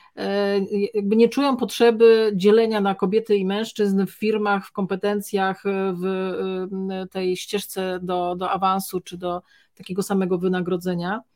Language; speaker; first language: Polish; native; Polish